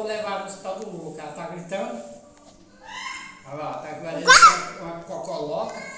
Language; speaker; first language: Portuguese; native; Portuguese